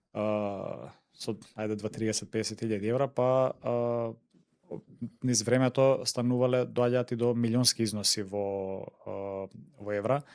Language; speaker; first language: Macedonian; native; Macedonian